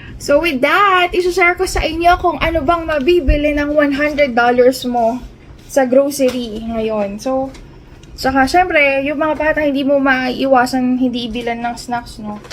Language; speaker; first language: Filipino; native; Filipino